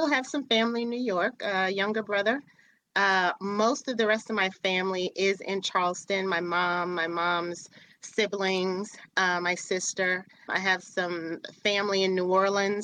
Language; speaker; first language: English; native; English